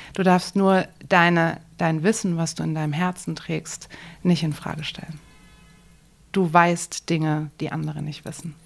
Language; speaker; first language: German; native; German